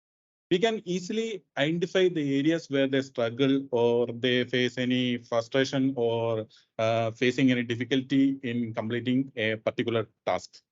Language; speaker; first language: English; non-native, local second language; Malayalam